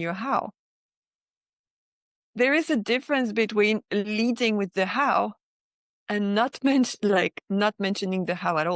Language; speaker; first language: English; non-native, fluent; French